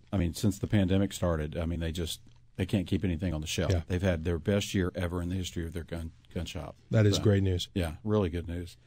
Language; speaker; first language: English; native; English